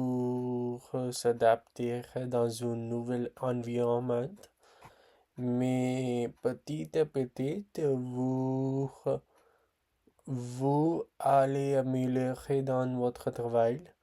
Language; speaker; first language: French; non-native, learner; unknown